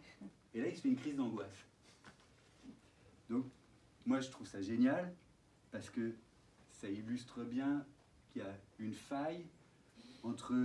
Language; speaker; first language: French; native; French